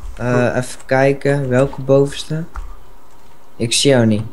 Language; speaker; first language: Dutch; native; Dutch